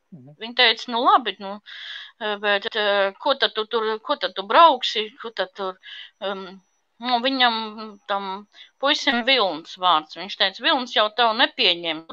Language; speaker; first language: Latvian; native; Latvian